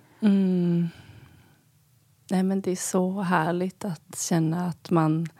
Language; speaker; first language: Swedish; native; Swedish